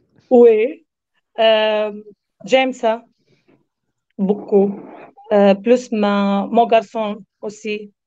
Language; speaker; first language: French; non-native, learner; Arabic